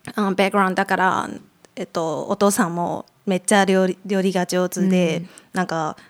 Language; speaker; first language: Japanese; non-native, fluent; Chinese